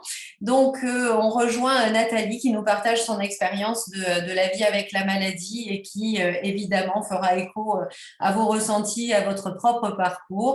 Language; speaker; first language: French; native; French